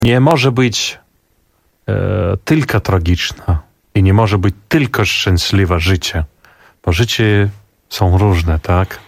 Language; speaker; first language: Polish; non-native, fluent; Belarusian